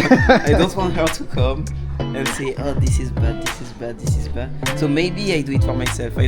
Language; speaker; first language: English; non-native, fluent; French